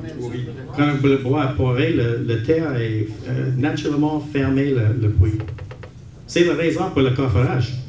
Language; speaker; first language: French; non-native, local second language; English